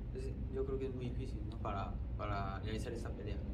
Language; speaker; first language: Spanish; non-native, fluent; Japanese